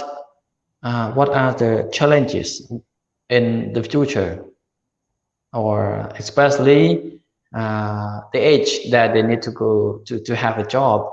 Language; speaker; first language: English; non-native, learner; Khmer